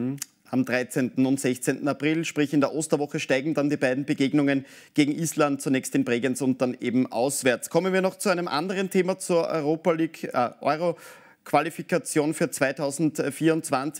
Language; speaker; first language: German; native; German